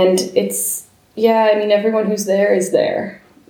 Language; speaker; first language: English; native; English